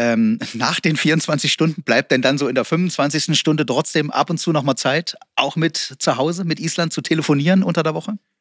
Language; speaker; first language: German; native; German